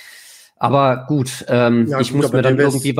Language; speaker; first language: German; native; German